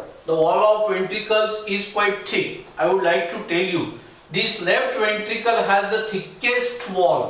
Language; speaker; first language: English; non-native, local second language; Marathi